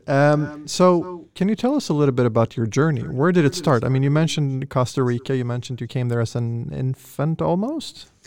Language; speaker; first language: English; non-native, fluent; Swedish